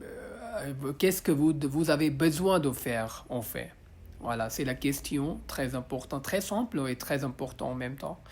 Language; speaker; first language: French; non-native, learner; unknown